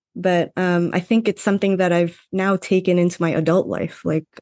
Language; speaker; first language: English; non-native, fluent; Filipino